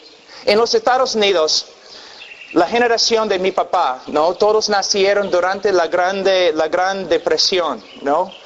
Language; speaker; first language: Spanish; non-native, fluent; English